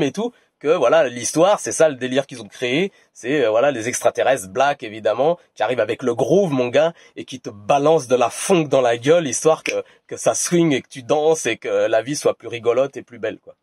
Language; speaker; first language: French; native; French